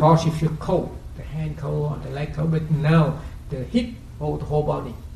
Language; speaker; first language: English; non-native, fluent; Vietnamese